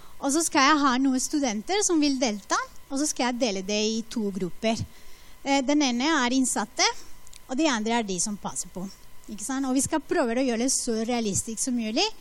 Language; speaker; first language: Norwegian; non-native, fluent; Spanish